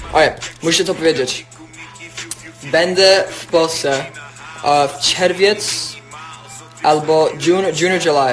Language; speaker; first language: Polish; early bilingual, heritage; English